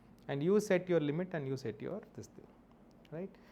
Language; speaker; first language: English; non-native, local second language; Tamil